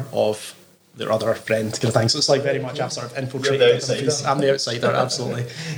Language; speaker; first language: English; native; English